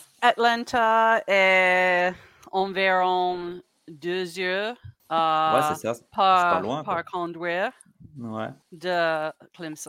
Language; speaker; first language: French; non-native, learner; English